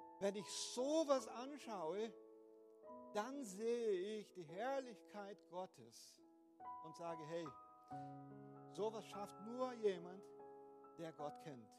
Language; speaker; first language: German; non-native, fluent; Portuguese